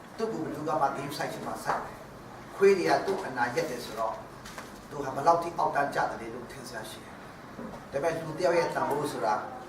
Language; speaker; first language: Burmese; non-native, local second language; Hakha Chin